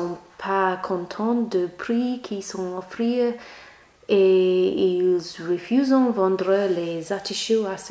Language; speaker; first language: French; non-native, learner; English